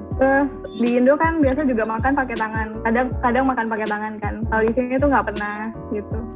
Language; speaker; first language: Indonesian; native; Indonesian